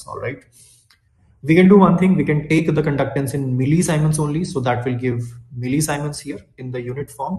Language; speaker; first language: English; non-native, local second language; Hindi